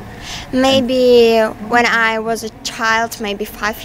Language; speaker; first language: English; non-native, learner; Russian